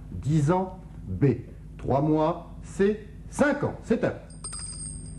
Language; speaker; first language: French; native; French